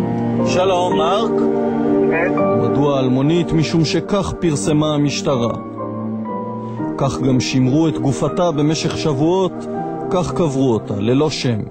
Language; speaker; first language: Hebrew; native; Hebrew